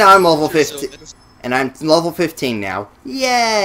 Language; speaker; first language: English; native; English